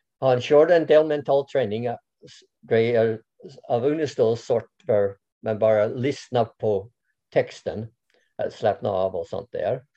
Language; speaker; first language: Swedish; non-native, fluent; English